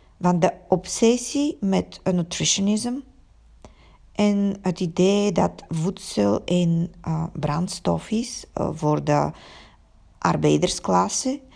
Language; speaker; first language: Dutch; non-native, fluent; Bulgarian